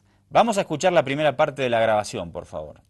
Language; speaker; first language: Spanish; native; Spanish